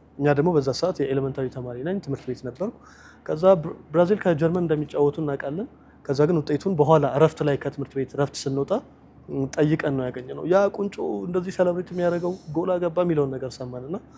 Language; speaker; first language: Amharic; native; Amharic